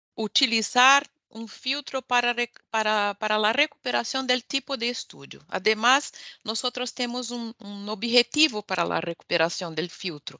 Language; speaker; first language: Spanish; non-native, fluent; Portuguese